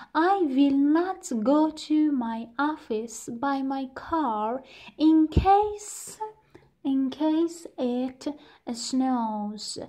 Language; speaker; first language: English; non-native, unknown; Persian